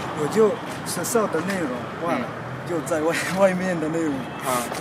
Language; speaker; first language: Chinese; non-native, learner; Kinyarwanda